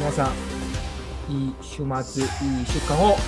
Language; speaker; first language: Japanese; non-native, learner; Chinese